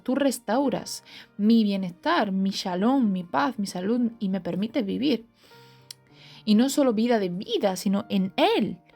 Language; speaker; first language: Spanish; native; Spanish